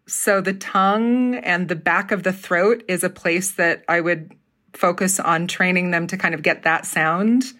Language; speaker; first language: English; native; English